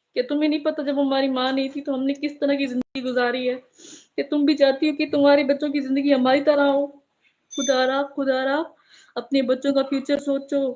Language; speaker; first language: Urdu; non-native, local second language; Sindhi